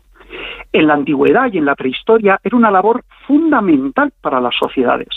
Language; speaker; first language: Spanish; native; Spanish